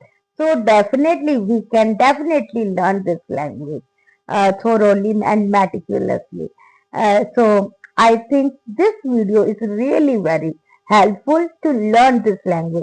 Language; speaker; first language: English; non-native, learner; Hindi